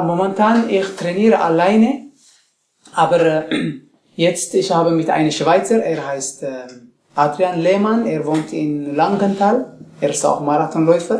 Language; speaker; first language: German; non-native, learner; Tigrinya